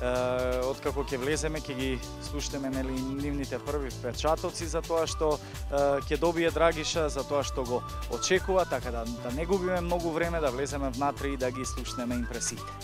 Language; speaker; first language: Macedonian; native; Macedonian